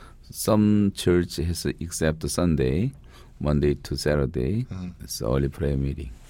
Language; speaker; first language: English; non-native, learner; Korean